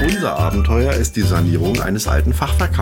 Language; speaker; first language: German; native; German